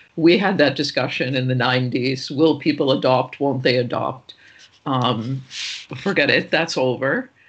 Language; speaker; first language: English; native; English